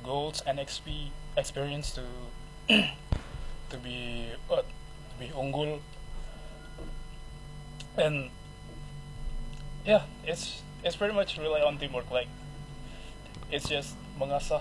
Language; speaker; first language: English; non-native, fluent; Indonesian